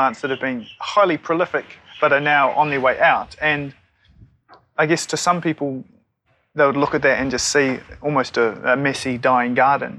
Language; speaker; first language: English; native; English